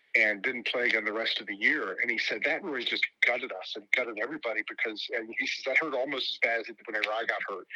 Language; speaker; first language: English; native; English